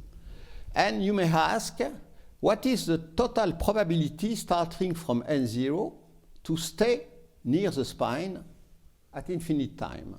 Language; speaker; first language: English; non-native, fluent; French